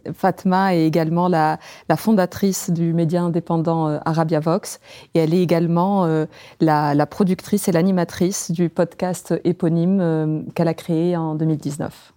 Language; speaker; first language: French; non-native, local second language; Arabic